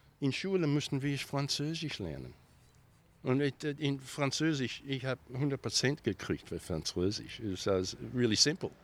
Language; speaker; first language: German; early bilingual, heritage; German